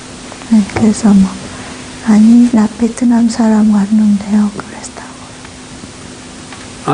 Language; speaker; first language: Korean; non-native, learner; Vietnamese